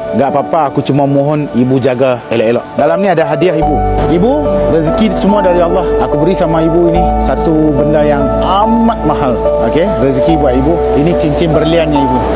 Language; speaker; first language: Malay; native; Malay